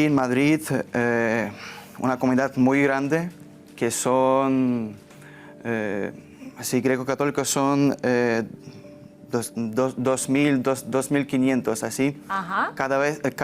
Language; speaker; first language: Spanish; non-native, learner; Ukrainian